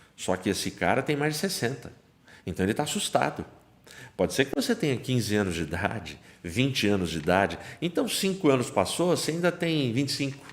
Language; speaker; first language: Portuguese; native; Portuguese